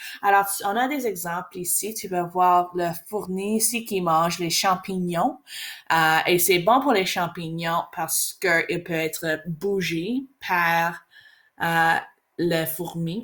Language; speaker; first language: French; non-native, learner; English